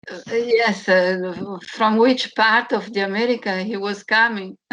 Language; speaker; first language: English; non-native, learner; Italian